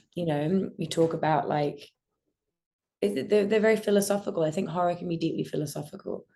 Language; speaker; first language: English; native; English